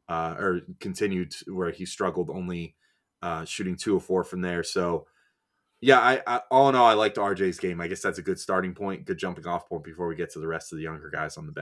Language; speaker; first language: English; native; English